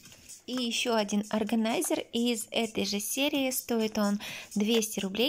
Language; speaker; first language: Russian; native; Russian